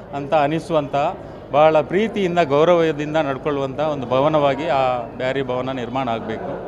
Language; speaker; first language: Kannada; non-native, local second language; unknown